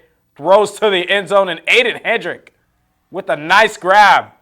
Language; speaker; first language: English; native; English